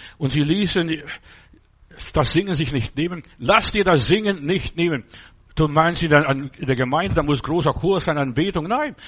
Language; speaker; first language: German; non-native, fluent; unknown